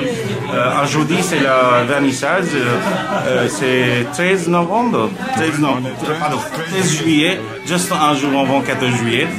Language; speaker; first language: French; non-native, learner; Bangla